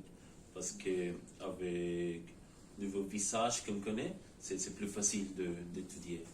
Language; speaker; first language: French; non-native, learner; Spanish